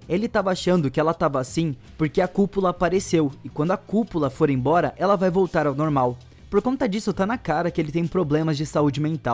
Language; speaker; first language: Portuguese; native; Portuguese